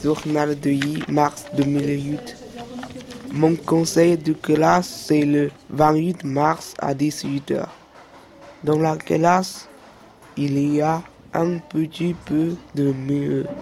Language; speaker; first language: French; early bilingual, other home language; Chinese